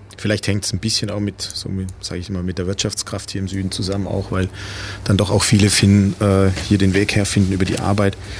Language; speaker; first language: German; native; German